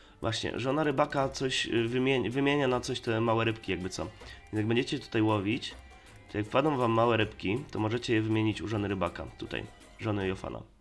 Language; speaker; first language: Polish; native; Polish